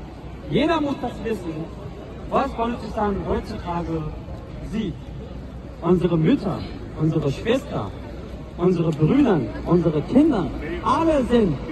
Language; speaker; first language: German; non-native, learner; Baluchi